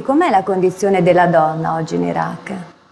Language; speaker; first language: Italian; native; Italian